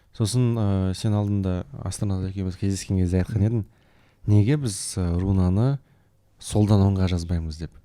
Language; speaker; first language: Kazakh; non-native, local second language; Russian